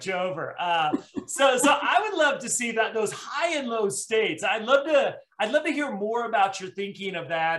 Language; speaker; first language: English; native; English